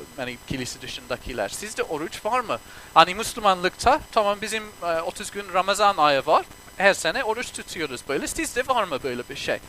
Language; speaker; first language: Turkish; non-native, fluent; English